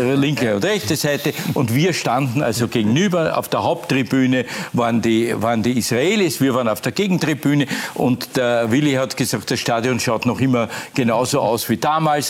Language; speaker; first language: German; native; German